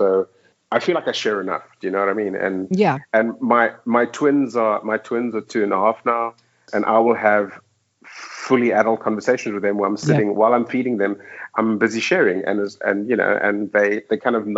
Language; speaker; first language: English; native; English